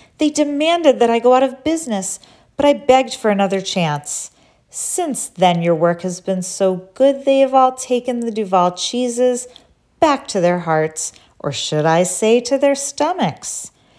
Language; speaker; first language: English; native; English